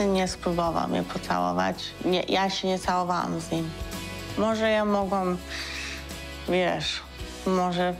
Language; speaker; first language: Polish; early bilingual, heritage; Polish